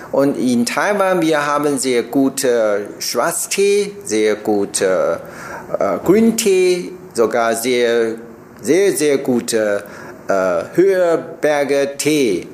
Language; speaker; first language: German; non-native, learner; Chinese